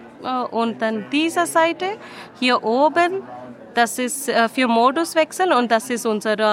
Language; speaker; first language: German; non-native, learner; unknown